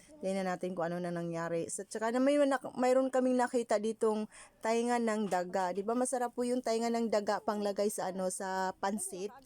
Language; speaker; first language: Filipino; non-native, local second language; Cebuano